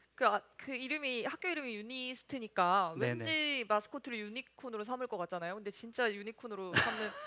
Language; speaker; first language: Korean; native; Korean